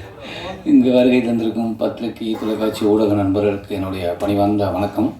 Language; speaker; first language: Tamil; native; Tamil